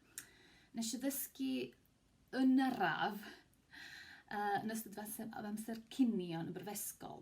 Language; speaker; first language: Welsh; non-native, fluent; Greek